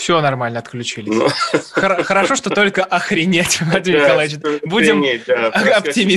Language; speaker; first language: Russian; native; Russian